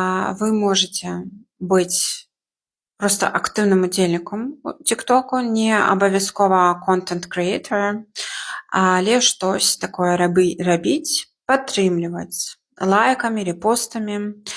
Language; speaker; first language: Belarusian; non-native, local second language; Russian